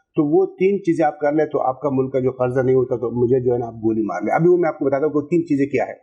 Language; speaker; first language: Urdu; non-native, local second language; Pashto